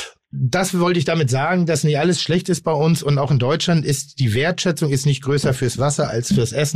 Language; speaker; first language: German; native; German